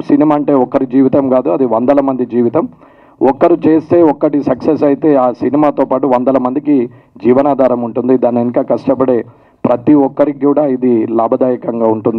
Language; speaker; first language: Telugu; native; Telugu